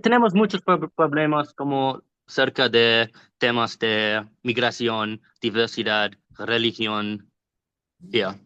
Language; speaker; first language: Spanish; non-native, learner; English